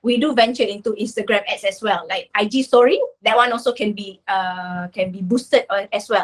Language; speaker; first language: English; non-native, local second language; Malay